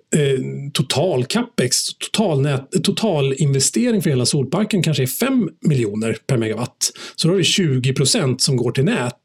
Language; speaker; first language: Swedish; native; Swedish